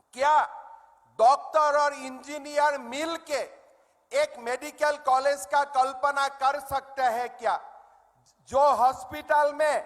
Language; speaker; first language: Hindi; non-native, local second language; Assamese